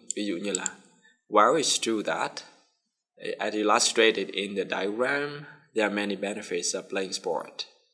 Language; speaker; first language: English; non-native, fluent; Vietnamese